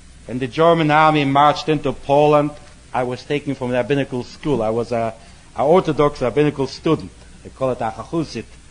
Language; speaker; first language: English; non-native, fluent; Polish